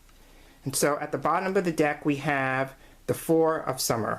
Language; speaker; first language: English; native; English